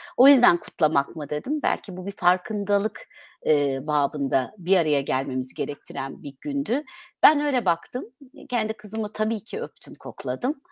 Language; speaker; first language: Turkish; native; Turkish